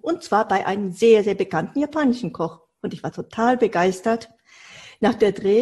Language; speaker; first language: German; non-native, fluent; Japanese